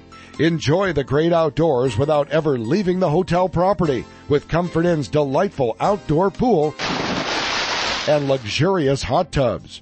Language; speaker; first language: English; native; English